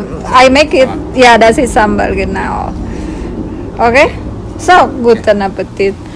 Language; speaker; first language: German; non-native, learner; Indonesian